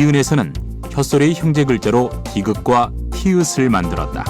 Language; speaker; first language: Korean; native; Korean